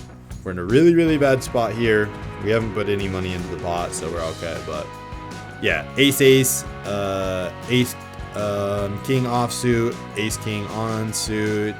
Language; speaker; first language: English; native; English